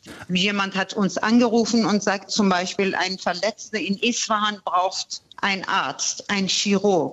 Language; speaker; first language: German; non-native, fluent; Persian